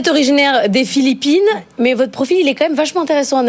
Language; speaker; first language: French; native; French